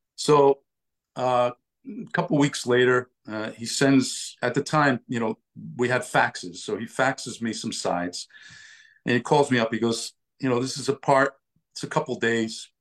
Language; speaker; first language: English; early bilingual, other home language; Italian